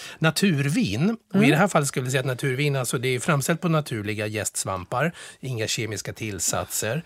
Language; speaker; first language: Swedish; non-native, fluent; French